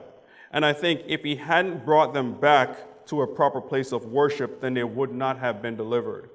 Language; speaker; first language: English; native; English